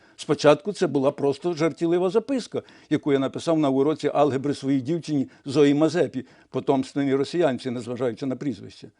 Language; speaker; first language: Ukrainian; non-native, local second language; Russian